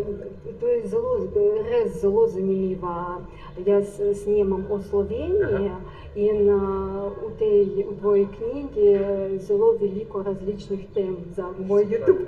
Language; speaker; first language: Slovenian; non-native, learner; Russian